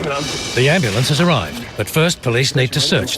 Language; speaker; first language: English; native; English